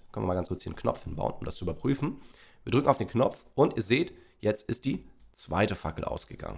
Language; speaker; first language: German; native; German